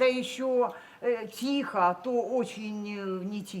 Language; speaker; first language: Russian; native; Russian